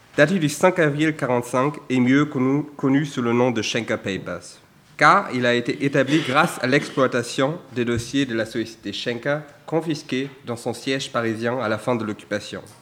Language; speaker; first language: French; non-native, fluent; German